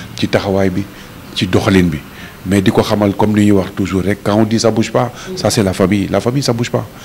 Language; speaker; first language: Wolof; non-native, local second language; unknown